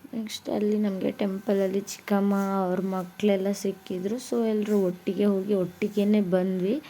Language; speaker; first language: Kannada; non-native, local second language; Tulu